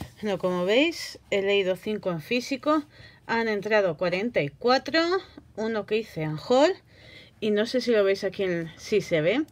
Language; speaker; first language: Spanish; native; Spanish